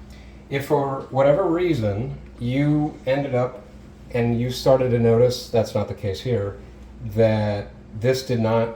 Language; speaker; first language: English; native; English